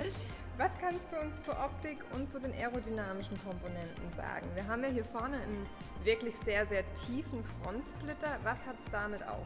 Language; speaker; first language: German; native; German